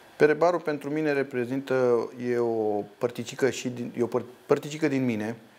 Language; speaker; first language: Romanian; native; Romanian